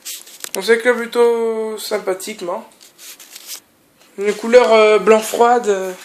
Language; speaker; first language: French; native; French